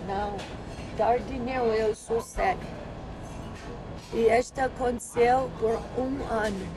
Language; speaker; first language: Portuguese; non-native, learner; English